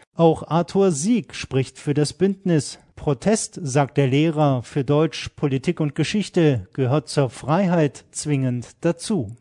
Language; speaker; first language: German; native; German